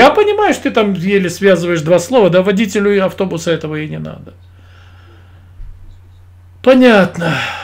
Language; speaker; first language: Russian; native; Russian